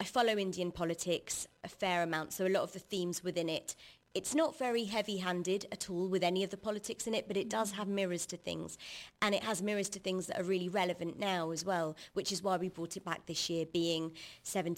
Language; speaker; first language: English; native; English